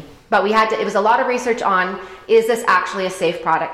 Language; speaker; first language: English; native; English